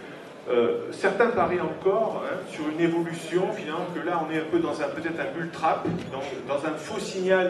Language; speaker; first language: French; native; French